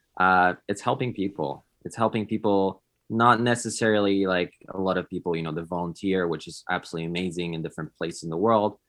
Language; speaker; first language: English; non-native, fluent; Polish